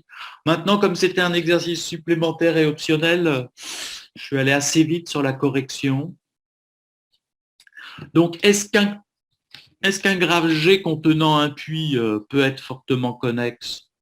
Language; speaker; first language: French; native; French